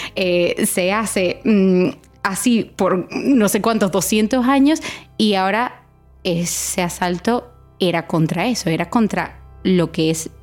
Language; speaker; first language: Spanish; early bilingual, heritage; Spanish